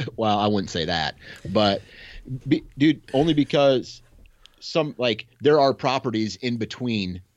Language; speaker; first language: English; native; English